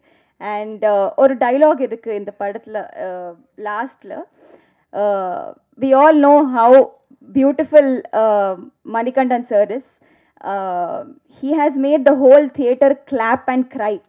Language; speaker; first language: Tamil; non-native, learner; Telugu